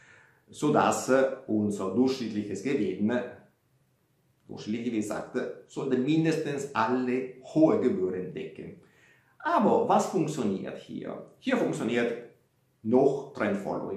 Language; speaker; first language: German; non-native, fluent; Italian